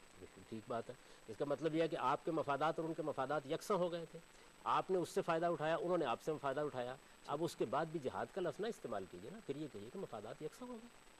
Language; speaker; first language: Urdu; non-native, local second language; Punjabi